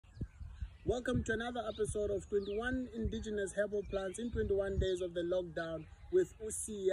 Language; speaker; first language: English; non-native, local second language; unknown